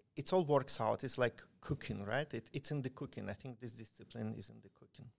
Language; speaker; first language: English; non-native, fluent; Ukrainian